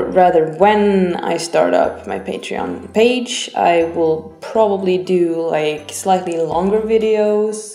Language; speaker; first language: English; non-native, fluent; Swedish